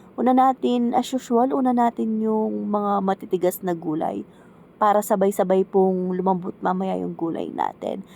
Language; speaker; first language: Filipino; native; Filipino